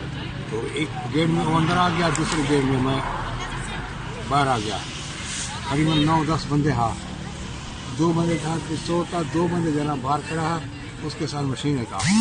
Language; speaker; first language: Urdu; non-native, local second language; Pashto